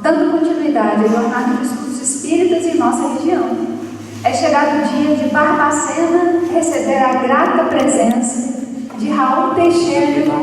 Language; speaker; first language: Portuguese; native; Portuguese